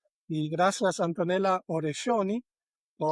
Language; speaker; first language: Spanish; non-native, fluent; German